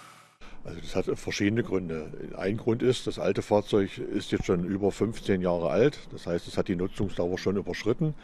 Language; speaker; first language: German; native; German